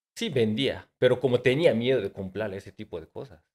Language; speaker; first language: Spanish; non-native, fluent; Japanese